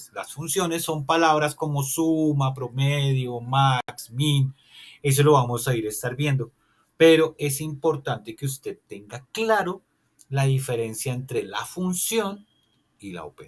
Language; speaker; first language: Spanish; native; Spanish